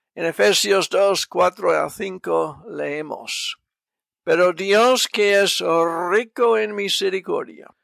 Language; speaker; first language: Spanish; non-native, fluent; English